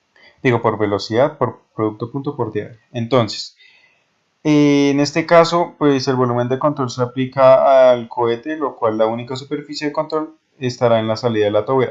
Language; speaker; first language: Spanish; native; Spanish